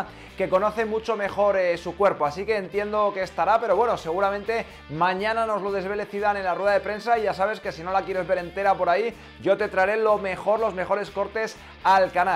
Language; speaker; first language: Spanish; native; Spanish